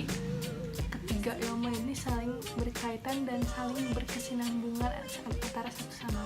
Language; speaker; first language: Indonesian; native; Indonesian